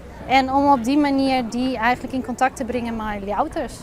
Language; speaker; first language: Dutch; non-native, local second language; Western Frisian